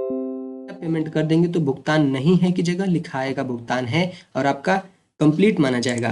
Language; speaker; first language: Hindi; native; Hindi